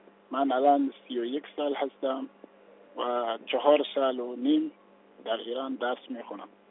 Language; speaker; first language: Persian; non-native, fluent; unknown